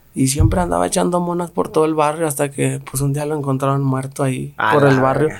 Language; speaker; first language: Spanish; native; Spanish